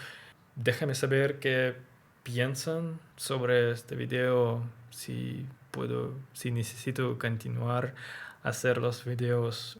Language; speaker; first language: Spanish; non-native, learner; Russian